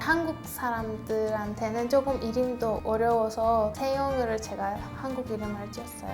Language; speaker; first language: Korean; non-native, fluent; Persian